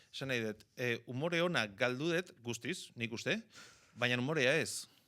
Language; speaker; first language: Basque; native; Basque